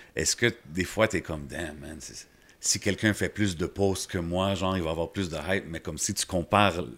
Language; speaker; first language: French; early bilingual, other home language; Arabic